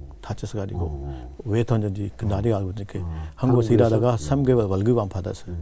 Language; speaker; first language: Korean; non-native, learner; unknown